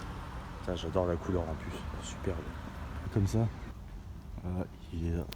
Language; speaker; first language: French; native; French